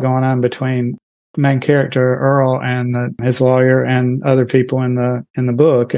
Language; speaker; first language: English; native; English